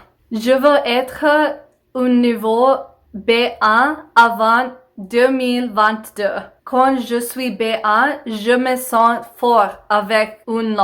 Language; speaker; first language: French; non-native, learner; English